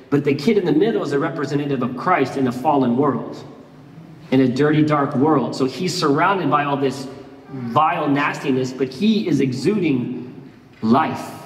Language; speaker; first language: English; native; English